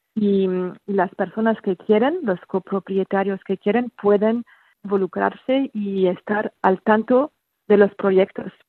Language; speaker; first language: Spanish; non-native, fluent; French